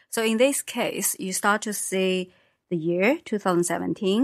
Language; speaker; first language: English; non-native, fluent; Chinese